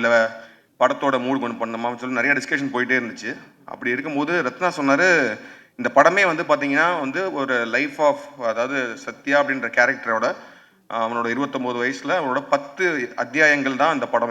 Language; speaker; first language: Tamil; native; Tamil